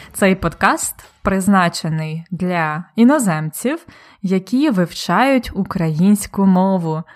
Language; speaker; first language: Ukrainian; native; Ukrainian